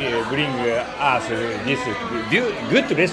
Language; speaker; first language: English; non-native, learner; Japanese